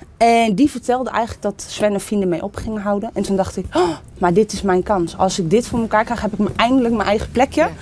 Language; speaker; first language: Dutch; native; Dutch